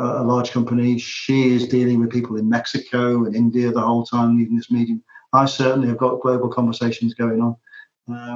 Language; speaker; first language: English; native; English